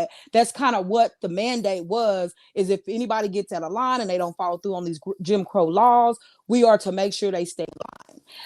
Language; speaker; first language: English; native; English